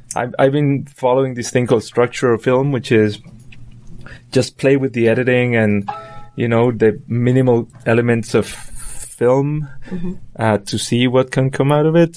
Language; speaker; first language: English; non-native, fluent; Spanish